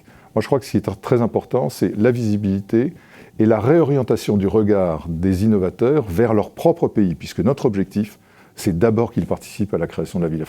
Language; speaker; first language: French; native; French